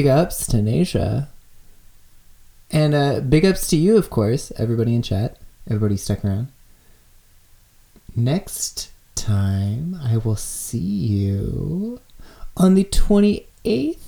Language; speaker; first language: English; native; English